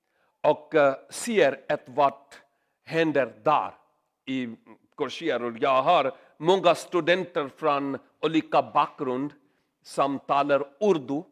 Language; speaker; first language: Swedish; non-native, learner; Urdu